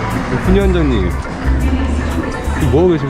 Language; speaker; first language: Korean; native; Korean